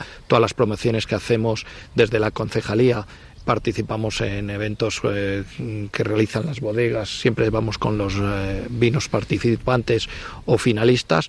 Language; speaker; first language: Spanish; native; Spanish